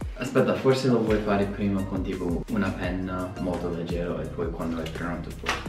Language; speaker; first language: Italian; non-native, fluent; English